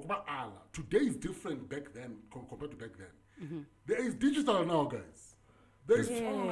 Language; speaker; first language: English; non-native, local second language; Tsonga